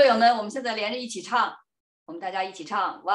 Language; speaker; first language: Chinese; native; Chinese